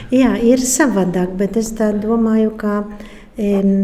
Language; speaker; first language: Latvian; non-native, fluent; Polish